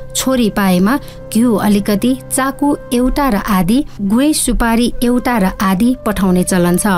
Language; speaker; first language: Nepali; non-native, local second language; Newari